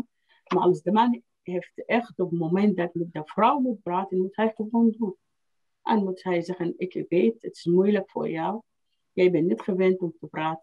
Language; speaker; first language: Dutch; non-native, fluent; Arabic